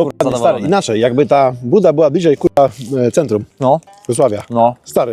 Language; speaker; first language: Polish; native; Polish